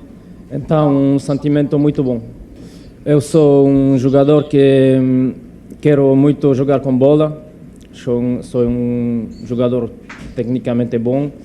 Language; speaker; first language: Portuguese; non-native, learner; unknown